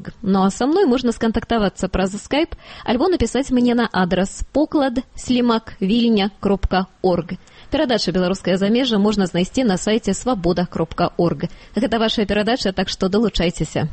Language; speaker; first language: Belarusian; native; Belarusian